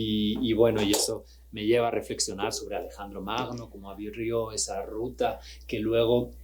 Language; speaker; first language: Spanish; native; Spanish